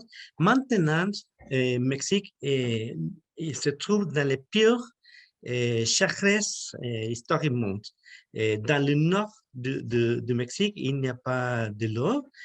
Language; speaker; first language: French; non-native, learner; Spanish